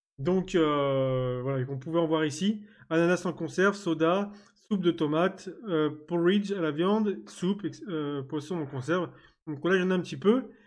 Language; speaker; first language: French; native; French